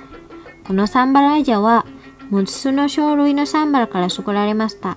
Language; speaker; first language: Japanese; non-native, fluent; Indonesian